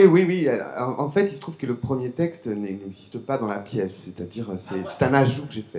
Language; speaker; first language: French; native; French